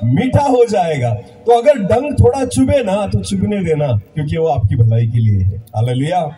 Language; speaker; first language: Hindi; non-native, local second language; Marathi